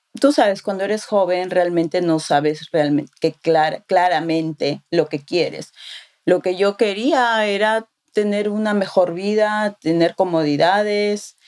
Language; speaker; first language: Spanish; native; Spanish